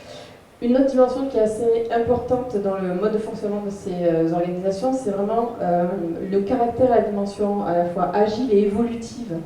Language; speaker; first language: French; native; French